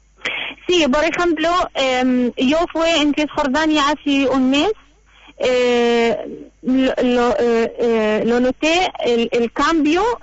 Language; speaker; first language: Spanish; non-native, learner; Arabic